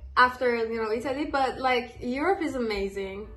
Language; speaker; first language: English; non-native, fluent; Persian